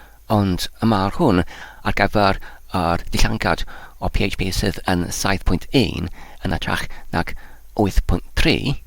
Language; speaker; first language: Welsh; non-native, learner; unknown